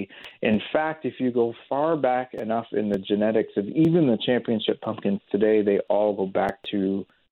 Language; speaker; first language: English; native; English